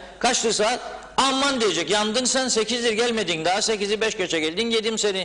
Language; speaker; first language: Turkish; native; Turkish